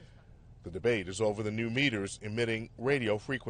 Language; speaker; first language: English; native; English